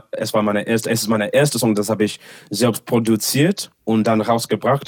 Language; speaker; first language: German; non-native, learner; English